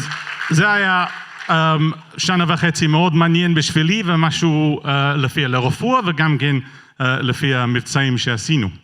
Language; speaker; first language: Hebrew; non-native, learner; English